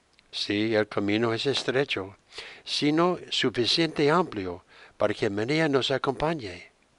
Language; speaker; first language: Spanish; non-native, fluent; English